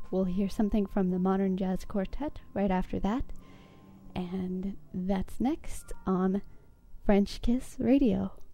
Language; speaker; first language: English; native; English